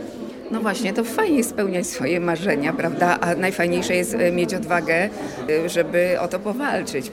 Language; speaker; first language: Polish; native; Polish